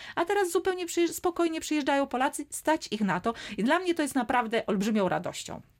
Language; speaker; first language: Polish; native; Polish